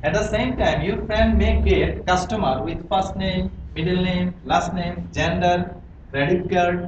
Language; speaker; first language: English; non-native, local second language; Bangla